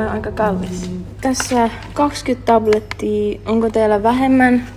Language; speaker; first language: Finnish; non-native, learner; Russian